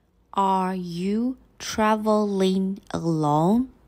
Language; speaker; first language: English; non-native, fluent; Chinese